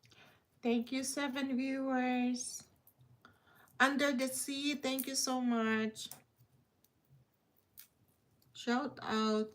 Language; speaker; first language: English; non-native, learner; Filipino